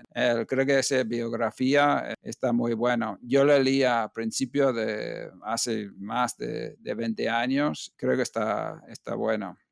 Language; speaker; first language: Spanish; non-native, fluent; English